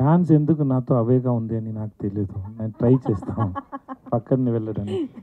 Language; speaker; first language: Telugu; non-native, learner; Tamil